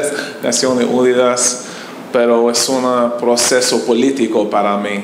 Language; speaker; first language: Spanish; non-native, learner; English